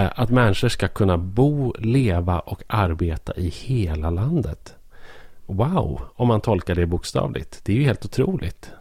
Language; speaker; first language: Swedish; native; Swedish